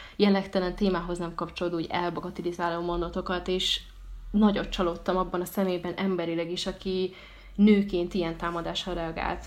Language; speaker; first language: Hungarian; early bilingual, other home language; Arabic